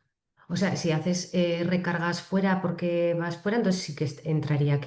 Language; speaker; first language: Spanish; native; Spanish